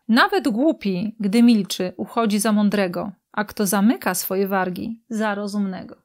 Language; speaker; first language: Polish; native; Polish